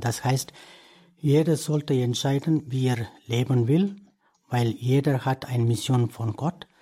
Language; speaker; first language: German; non-native, learner; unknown